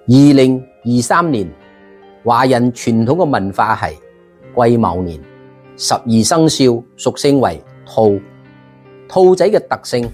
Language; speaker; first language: Chinese; non-native, local second language; Cantonese